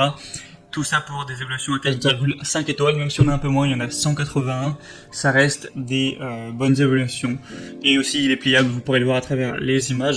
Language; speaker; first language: French; native; French